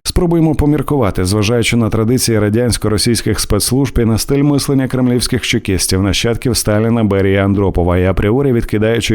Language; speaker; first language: Ukrainian; native; Ukrainian